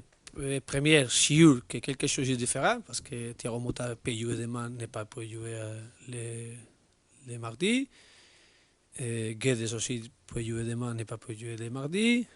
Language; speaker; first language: French; non-native, learner; Spanish